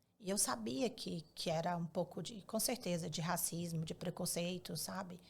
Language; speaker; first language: Portuguese; native; Portuguese